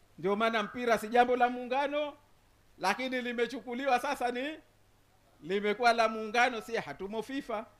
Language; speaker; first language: Swahili; native; Swahili